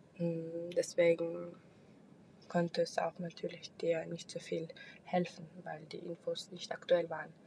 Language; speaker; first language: German; non-native, fluent; Russian